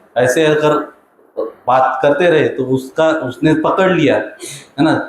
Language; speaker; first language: Hindi; non-native, local second language; Marathi